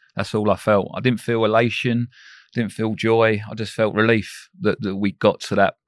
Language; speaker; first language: English; native; English